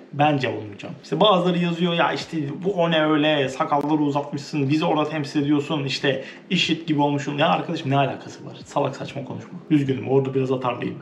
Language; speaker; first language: Turkish; native; Turkish